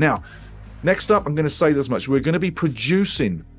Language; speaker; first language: English; native; English